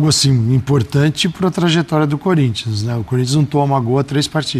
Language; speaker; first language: Portuguese; native; Portuguese